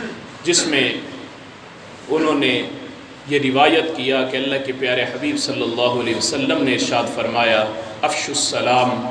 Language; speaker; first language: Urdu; non-native, local second language; Punjabi